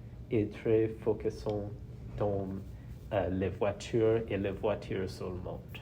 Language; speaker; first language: French; non-native, learner; English